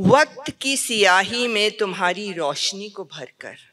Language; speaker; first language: Hindi; native; Hindi